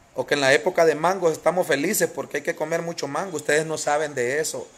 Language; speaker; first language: Spanish; native; Spanish